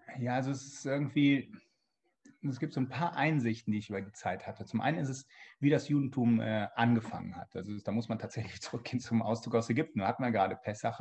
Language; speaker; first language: German; native; German